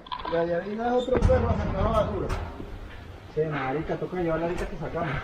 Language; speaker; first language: Spanish; native; Spanish